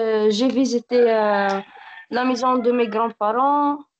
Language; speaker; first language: French; non-native, learner; Arabic